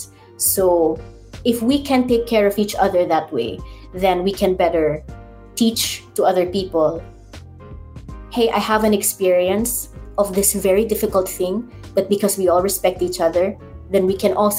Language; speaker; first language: English; non-native, local second language; Iloko